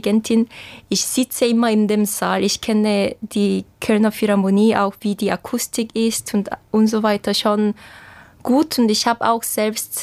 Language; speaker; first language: German; non-native, fluent; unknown